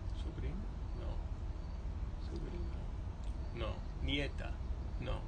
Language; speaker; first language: Spanish; early bilingual, heritage; Spanish